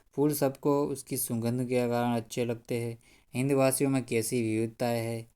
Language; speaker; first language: Hindi; non-native, local second language; Gujarati